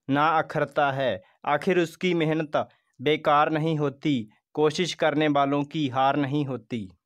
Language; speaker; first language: Hindi; non-native, local second language; Punjabi